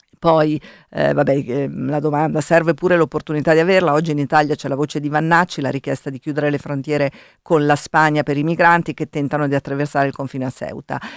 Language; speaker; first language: Italian; native; Italian